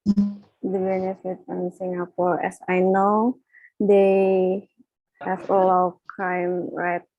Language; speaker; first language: English; non-native, learner; Indonesian